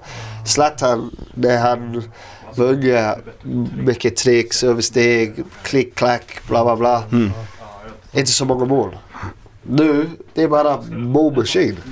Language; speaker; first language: Swedish; non-native, learner; English